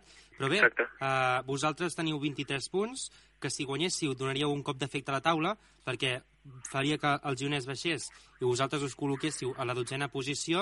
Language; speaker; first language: Catalan; native; Catalan